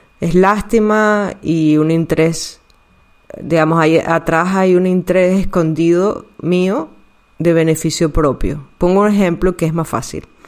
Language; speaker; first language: Spanish; native; Spanish